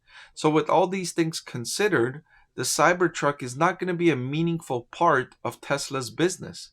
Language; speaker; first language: English; native; English